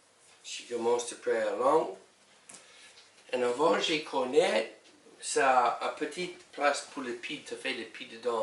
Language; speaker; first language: French; non-native, learner; English